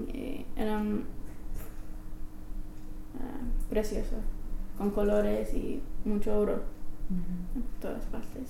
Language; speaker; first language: Spanish; non-native, learner; English